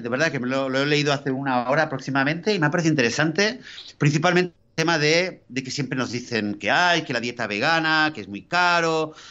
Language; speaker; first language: Spanish; native; Spanish